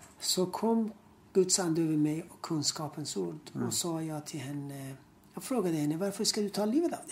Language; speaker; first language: Swedish; non-native, fluent; Persian